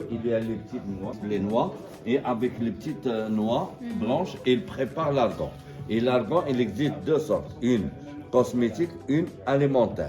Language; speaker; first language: French; non-native, local second language; Arabic